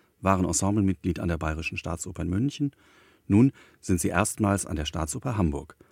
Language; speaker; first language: German; native; German